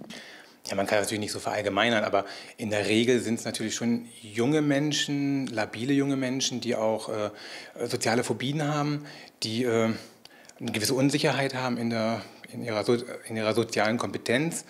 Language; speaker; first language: German; native; German